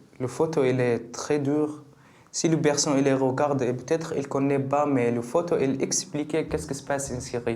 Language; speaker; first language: French; non-native, learner; Arabic